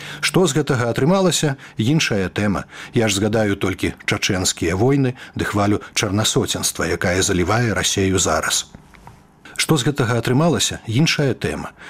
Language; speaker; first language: Belarusian; native; Belarusian